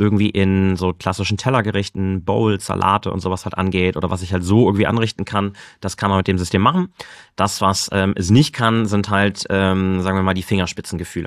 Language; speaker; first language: German; native; German